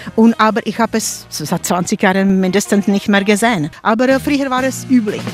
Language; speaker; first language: German; non-native, fluent; Czech